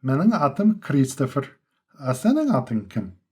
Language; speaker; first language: Kazakh; non-native, learner; English